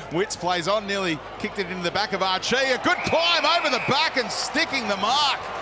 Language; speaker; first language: English; native; English